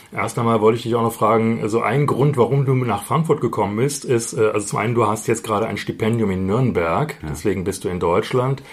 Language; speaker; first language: German; native; German